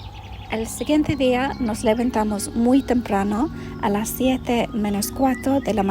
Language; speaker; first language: Spanish; non-native, learner; English